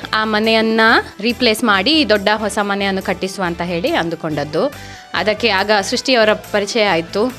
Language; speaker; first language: Kannada; native; Kannada